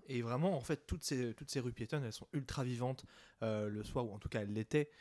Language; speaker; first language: French; native; French